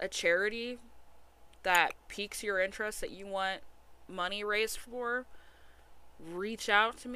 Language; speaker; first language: English; native; English